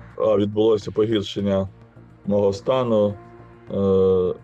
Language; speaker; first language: Ukrainian; non-native, local second language; Russian